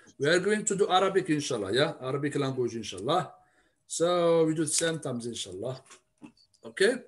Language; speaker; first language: English; non-native, fluent; Arabic